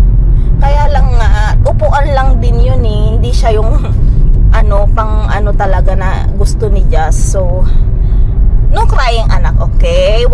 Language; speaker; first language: Filipino; native; Filipino